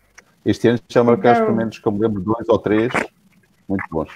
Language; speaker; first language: Portuguese; native; Portuguese